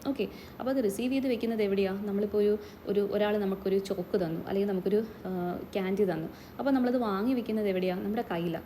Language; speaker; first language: Malayalam; native; Malayalam